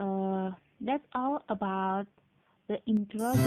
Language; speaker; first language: English; non-native, fluent; Indonesian